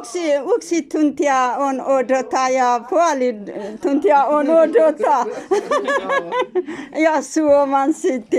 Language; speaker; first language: Finnish; non-native, learner; Persian